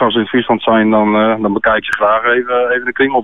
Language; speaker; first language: Dutch; native; Dutch